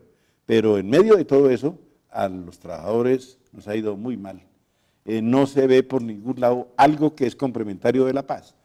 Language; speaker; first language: Spanish; native; Spanish